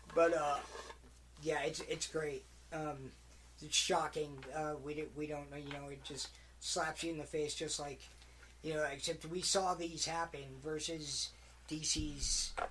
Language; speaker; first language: English; native; English